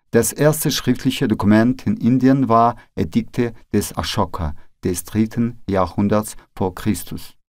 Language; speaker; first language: German; non-native, fluent; Russian